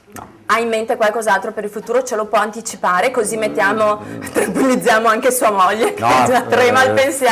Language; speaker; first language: Italian; native; Italian